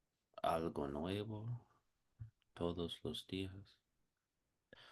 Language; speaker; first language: Spanish; non-native, fluent; English